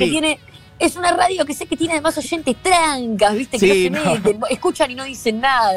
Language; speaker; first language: Spanish; native; Spanish